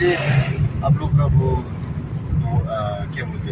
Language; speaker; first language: Hindi; non-native, fluent; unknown